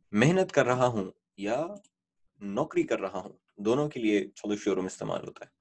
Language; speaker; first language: Turkish; non-native, fluent; Urdu